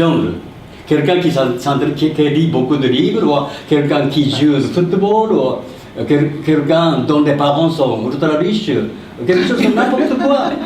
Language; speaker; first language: French; non-native, learner; Japanese